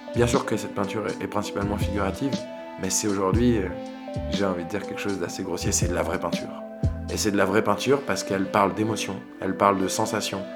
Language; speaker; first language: French; native; French